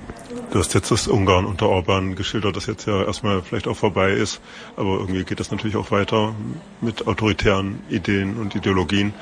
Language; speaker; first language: German; native; German